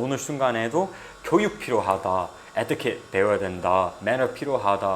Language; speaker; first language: Korean; non-native, fluent; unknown